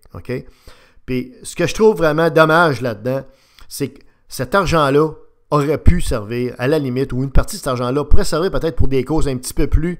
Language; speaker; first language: French; native; French